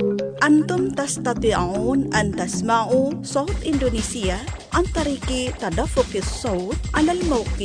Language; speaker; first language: Arabic; non-native, fluent; Indonesian